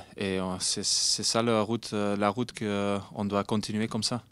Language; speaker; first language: French; non-native, learner; Dutch